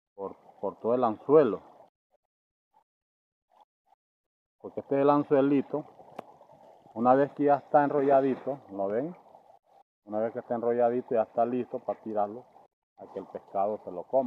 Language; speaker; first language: Spanish; native; Spanish